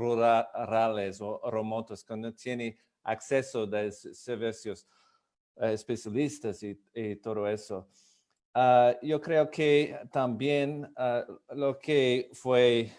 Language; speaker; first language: Spanish; non-native, fluent; English